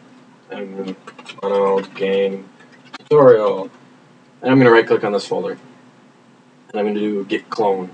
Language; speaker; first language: English; native; English